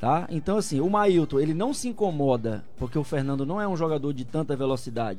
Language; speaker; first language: Portuguese; native; Portuguese